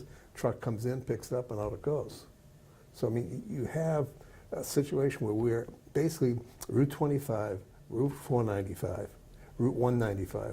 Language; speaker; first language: English; native; English